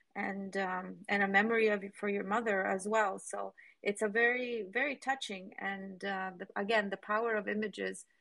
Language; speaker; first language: English; non-native, fluent; Spanish